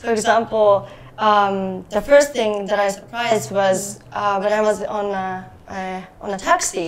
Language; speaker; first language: English; non-native, learner; Japanese